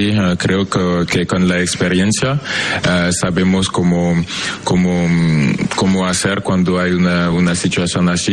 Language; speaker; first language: Spanish; non-native, fluent; French